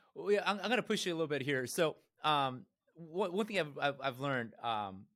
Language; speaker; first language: English; early bilingual, other home language; Korean